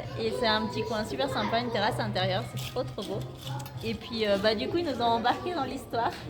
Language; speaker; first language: French; native; French